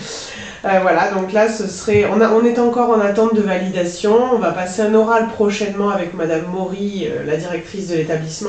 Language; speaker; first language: French; native; French